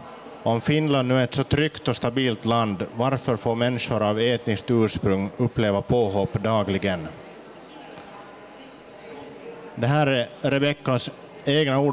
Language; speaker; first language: Swedish; native; Swedish